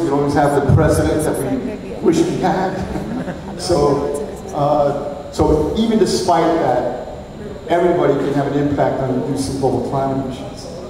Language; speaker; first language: English; native; English